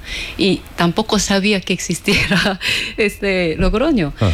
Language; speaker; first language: Spanish; non-native, fluent; Korean